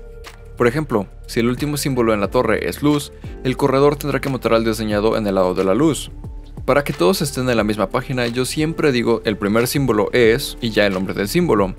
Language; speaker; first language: Spanish; native; Spanish